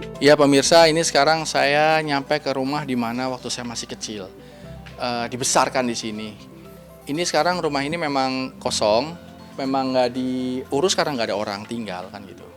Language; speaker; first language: Indonesian; native; Indonesian